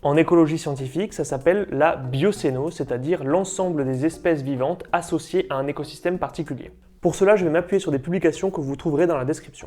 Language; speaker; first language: French; native; French